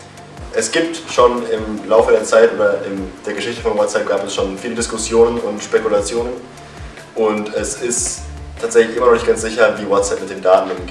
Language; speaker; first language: German; native; German